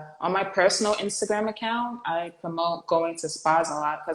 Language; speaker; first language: English; native; English